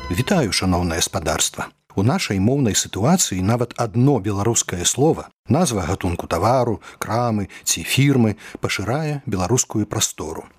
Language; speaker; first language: Belarusian; native; Belarusian